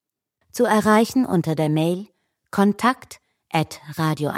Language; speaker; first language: German; native; German